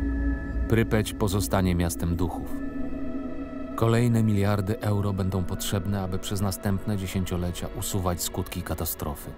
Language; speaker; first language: Polish; native; Polish